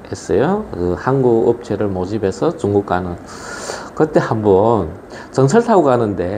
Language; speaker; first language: Korean; early bilingual, other home language; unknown